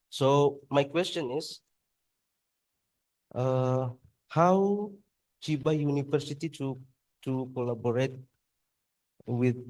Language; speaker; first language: English; non-native, fluent; Indonesian